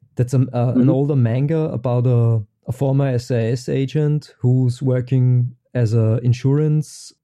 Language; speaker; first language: English; non-native, fluent; German